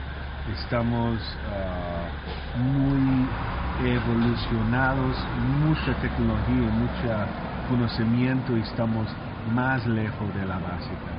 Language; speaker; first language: Spanish; early bilingual, heritage; Spanish